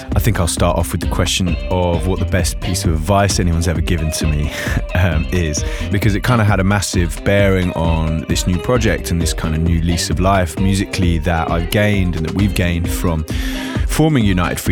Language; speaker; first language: English; native; English